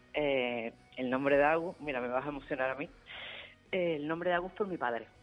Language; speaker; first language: Spanish; native; Spanish